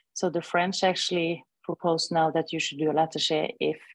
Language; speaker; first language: English; non-native, fluent; Norwegian